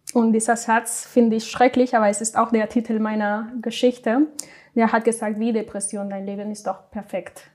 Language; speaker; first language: German; non-native, fluent; Spanish